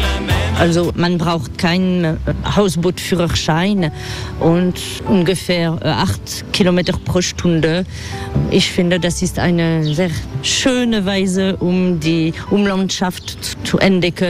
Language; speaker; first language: German; non-native, fluent; French